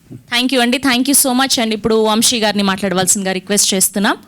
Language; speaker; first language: Telugu; native; Telugu